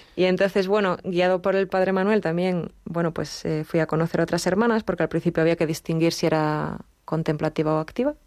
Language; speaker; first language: Spanish; native; Spanish